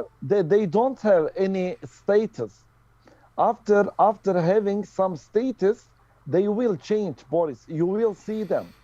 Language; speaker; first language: English; non-native, learner; Turkish